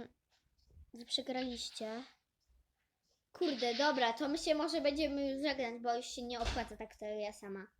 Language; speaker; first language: Polish; native; Polish